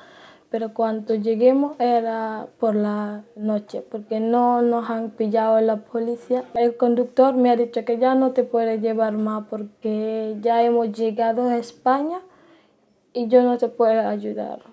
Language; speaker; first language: Spanish; non-native, learner; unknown